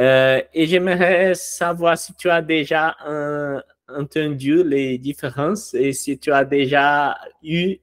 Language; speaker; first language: French; non-native, learner; Portuguese